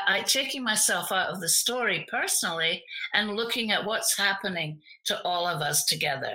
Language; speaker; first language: English; native; English